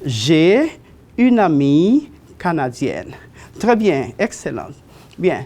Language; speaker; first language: French; non-native, fluent; Spanish